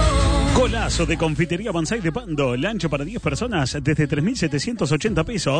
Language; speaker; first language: Spanish; native; Spanish